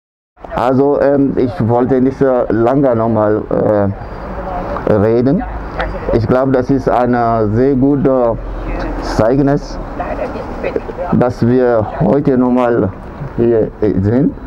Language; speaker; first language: German; non-native, learner; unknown